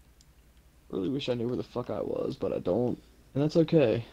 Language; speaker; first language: English; native; English